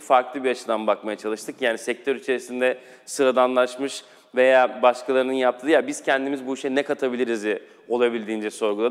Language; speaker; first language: Turkish; native; Turkish